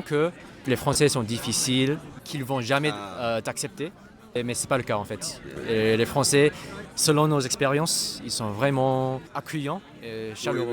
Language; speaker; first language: French; non-native, fluent; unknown